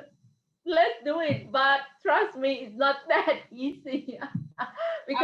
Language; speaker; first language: English; non-native, fluent; Thai